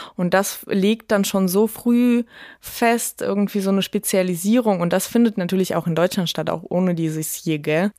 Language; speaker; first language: German; early bilingual, other home language; Russian